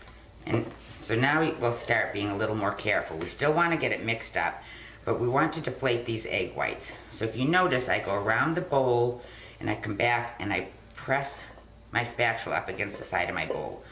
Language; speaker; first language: English; native; English